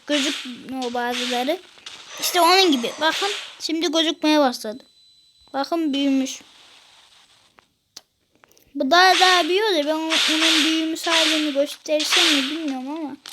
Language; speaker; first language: Turkish; native; Turkish